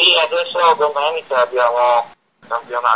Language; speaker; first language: Italian; non-native, learner; Slovak